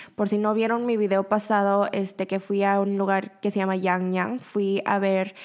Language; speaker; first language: Spanish; early bilingual, other home language; Korean